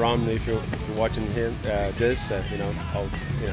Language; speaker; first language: English; non-native, fluent; Portuguese